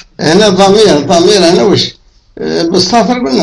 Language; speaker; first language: Arabic; native; Arabic